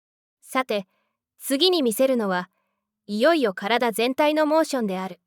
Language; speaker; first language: Japanese; native; Japanese